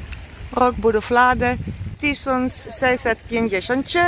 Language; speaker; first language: Polish; non-native, learner; Dutch